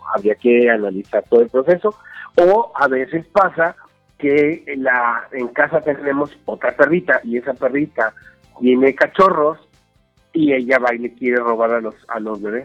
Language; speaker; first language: Spanish; native; Spanish